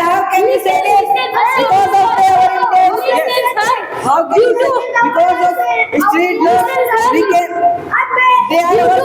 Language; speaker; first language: English; non-native, learner; Hindi